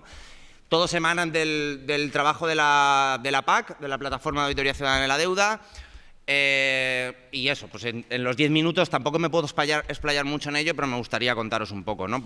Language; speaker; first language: Spanish; native; Spanish